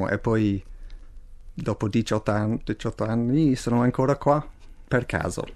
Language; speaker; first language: Italian; non-native, fluent; English